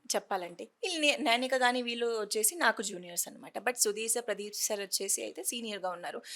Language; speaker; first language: Telugu; non-native, fluent; Hindi